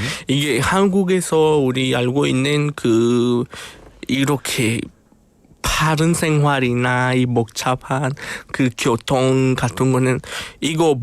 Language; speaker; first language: Korean; non-native, fluent; Spanish